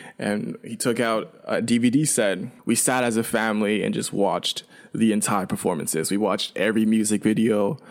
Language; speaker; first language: English; early bilingual, other home language; Chinese